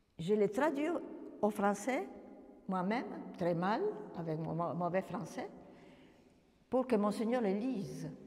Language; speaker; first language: French; non-native, fluent; Spanish